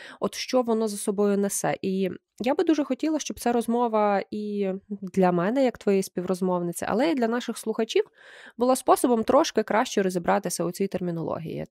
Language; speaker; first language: Ukrainian; native; Ukrainian